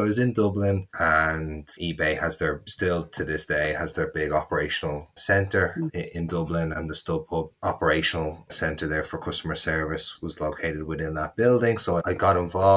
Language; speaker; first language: English; native; English